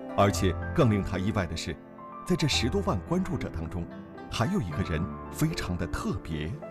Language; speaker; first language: Chinese; native; Chinese